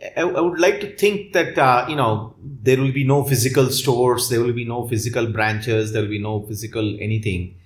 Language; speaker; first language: English; non-native, local second language; Tamil